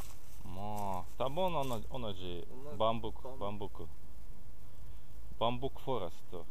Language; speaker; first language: Japanese; non-native, learner; Russian